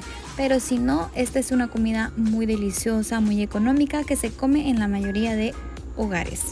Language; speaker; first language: Spanish; native; Spanish